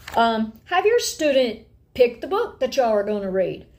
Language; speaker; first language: English; native; English